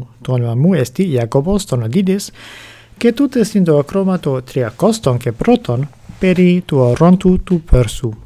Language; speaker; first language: Greek; non-native, fluent; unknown